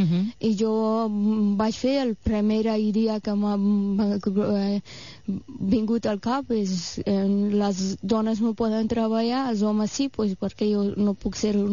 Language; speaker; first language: Catalan; non-native, fluent; Persian